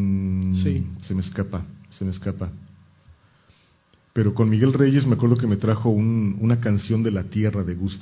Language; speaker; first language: Spanish; native; Spanish